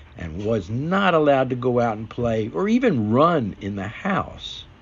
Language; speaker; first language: English; native; English